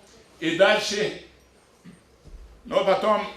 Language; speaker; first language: Russian; non-native, local second language; Avaric